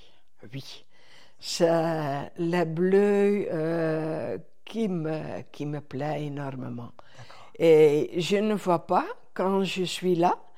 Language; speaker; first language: French; non-native, fluent; Dutch